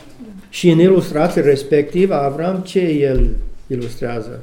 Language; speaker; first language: Romanian; non-native, learner; English